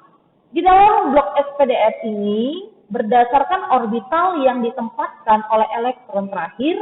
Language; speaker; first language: Indonesian; native; Indonesian